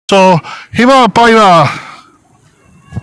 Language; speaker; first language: Finnish; non-native, learner; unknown